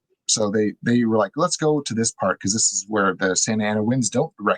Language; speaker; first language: English; native; English